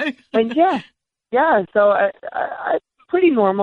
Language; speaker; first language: English; native; English